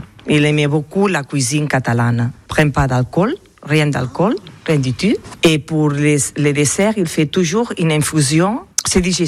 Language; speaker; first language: French; non-native, learner; Catalan